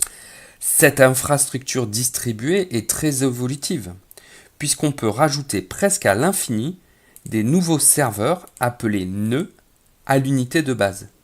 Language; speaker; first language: French; native; French